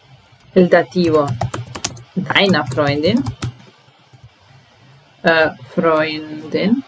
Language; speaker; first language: German; non-native, fluent; Italian